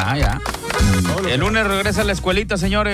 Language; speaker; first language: Spanish; native; Spanish